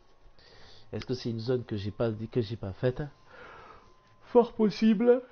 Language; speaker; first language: French; native; French